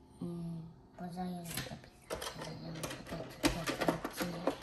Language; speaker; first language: Chinese; early bilingual, heritage; Chinese